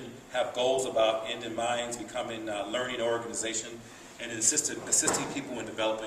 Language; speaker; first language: English; native; English